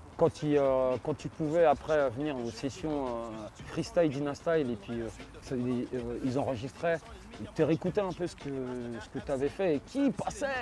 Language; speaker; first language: French; native; French